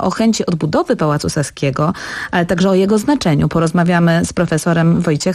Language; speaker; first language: Polish; native; Polish